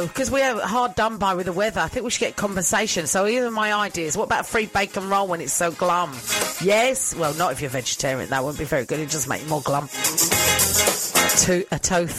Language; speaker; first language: English; native; English